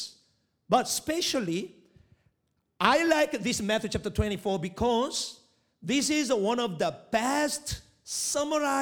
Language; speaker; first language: English; non-native, fluent; Korean